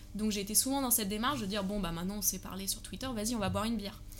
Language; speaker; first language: French; early bilingual, heritage; German